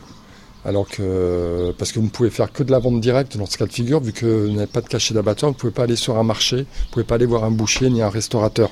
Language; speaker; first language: French; native; French